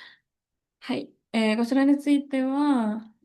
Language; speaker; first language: Japanese; non-native, fluent; Indonesian